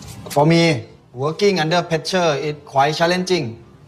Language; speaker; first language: English; non-native, learner; Thai